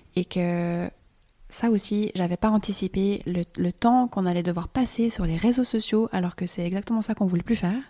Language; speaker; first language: French; native; French